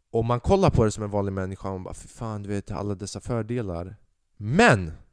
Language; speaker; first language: Swedish; early bilingual, other home language; Albanian